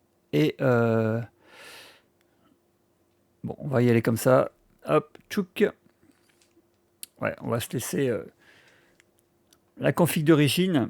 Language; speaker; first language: French; native; French